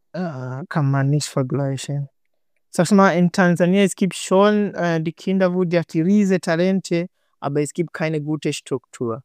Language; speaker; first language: German; non-native, learner; Swahili